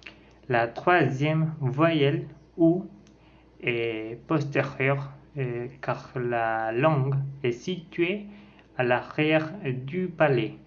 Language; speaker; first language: French; non-native, learner; Spanish